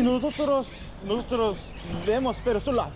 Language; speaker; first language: Spanish; non-native, learner; Korean